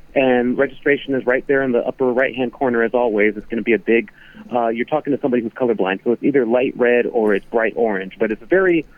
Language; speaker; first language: English; native; English